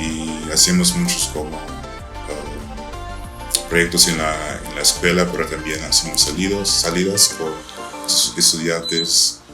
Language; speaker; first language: Spanish; non-native, learner; Dutch